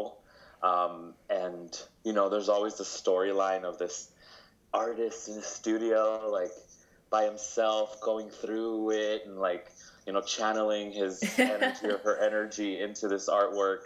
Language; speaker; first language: English; early bilingual, other home language; Spanish